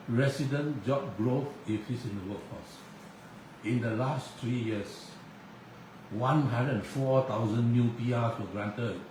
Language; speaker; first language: English; non-native, local second language; Chinese